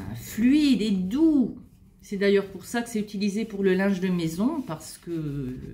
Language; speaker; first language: French; native; French